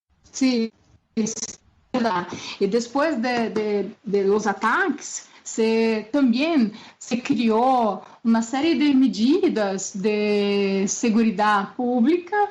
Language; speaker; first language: Spanish; non-native, fluent; Portuguese